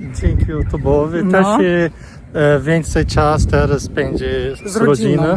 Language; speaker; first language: Polish; non-native, learner; Portuguese